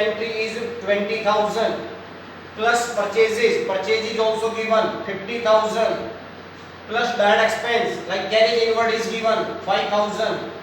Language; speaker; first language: English; non-native, local second language; Hindi